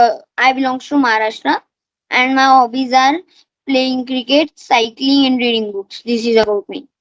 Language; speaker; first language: English; non-native, learner; Marathi